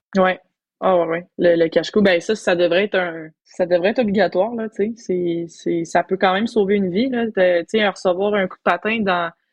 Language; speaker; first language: French; native; French